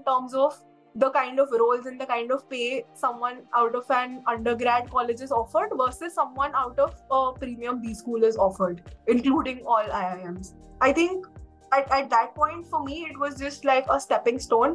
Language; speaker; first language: English; non-native, local second language; Hindi